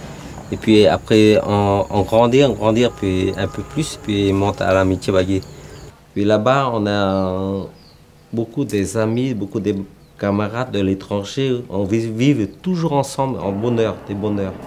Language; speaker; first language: French; early bilingual, other home language; Vietnamese